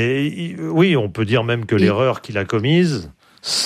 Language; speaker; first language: French; native; French